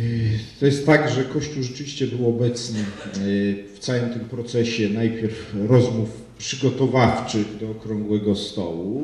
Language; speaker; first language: Polish; native; Polish